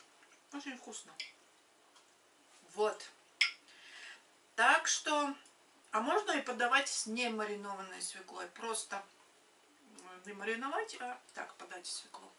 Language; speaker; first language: Russian; non-native, local second language; Latvian